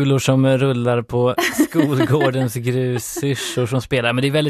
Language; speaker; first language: Swedish; native; Swedish